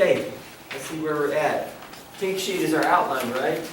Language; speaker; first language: English; native; English